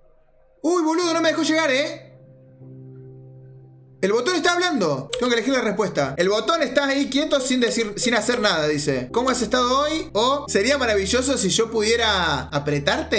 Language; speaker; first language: Spanish; native; Spanish